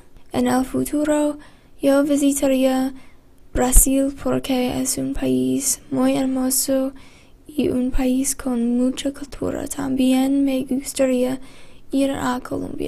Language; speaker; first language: Spanish; non-native, learner; English